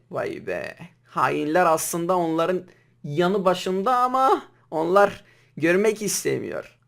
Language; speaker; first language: Turkish; non-native, local second language; Kurdish